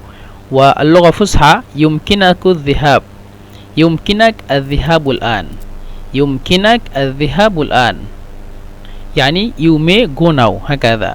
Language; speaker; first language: Arabic; non-native, fluent; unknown